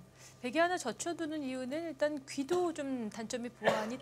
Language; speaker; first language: Korean; native; Korean